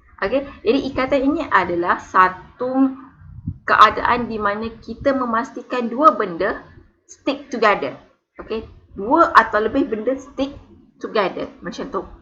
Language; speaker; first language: Malay; native; Malay